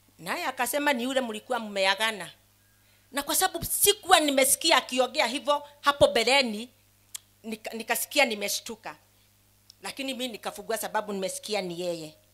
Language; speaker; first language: Swahili; non-native, local second language; Kikuyu